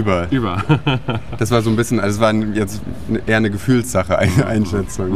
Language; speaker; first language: German; native; German